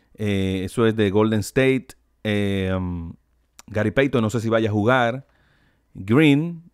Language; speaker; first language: Spanish; native; Spanish